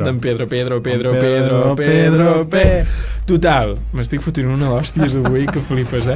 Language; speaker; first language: Catalan; native; Catalan